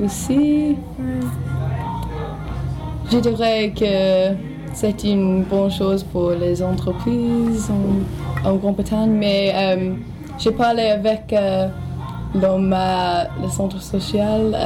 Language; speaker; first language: French; non-native, learner; English